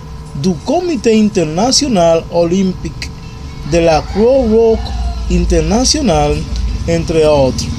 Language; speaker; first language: French; non-native, learner; Spanish